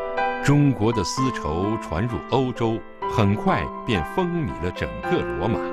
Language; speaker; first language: Chinese; native; Chinese